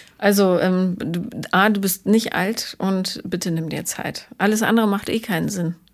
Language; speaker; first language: German; native; German